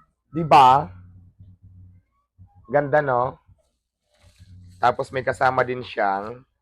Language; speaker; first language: Filipino; non-native, local second language; Hiligaynon